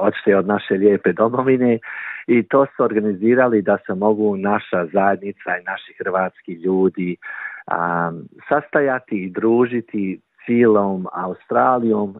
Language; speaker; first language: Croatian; early bilingual, heritage; Croatian